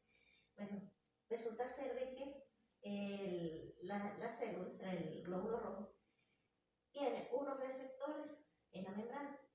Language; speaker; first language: Spanish; native; Spanish